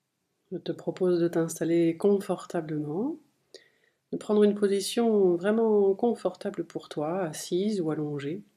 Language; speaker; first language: French; native; French